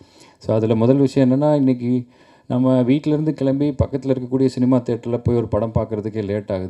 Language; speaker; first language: Tamil; native; Tamil